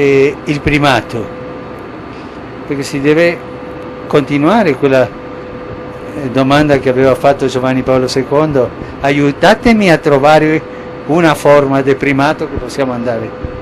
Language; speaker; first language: Italian; non-native, fluent; Spanish